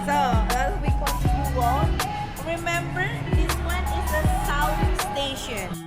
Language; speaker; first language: English; non-native, learner; Indonesian